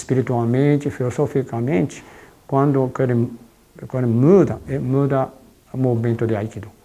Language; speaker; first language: Portuguese; non-native, fluent; Japanese